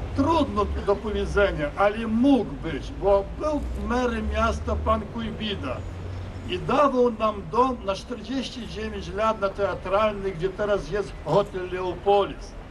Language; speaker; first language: Polish; early bilingual, heritage; Polish